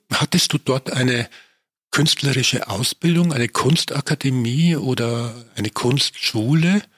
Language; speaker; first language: German; native; German